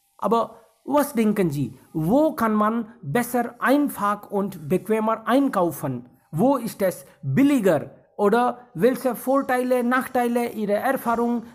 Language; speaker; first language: German; non-native, fluent; Hindi